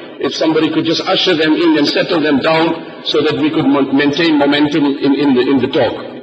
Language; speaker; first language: English; native; English